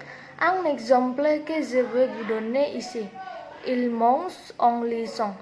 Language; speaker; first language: French; non-native, learner; Indonesian